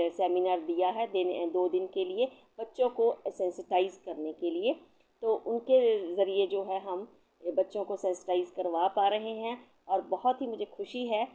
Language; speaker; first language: Hindi; non-native, local second language; Punjabi